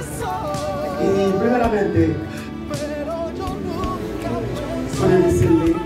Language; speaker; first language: Spanish; non-native, learner; Haitian Creole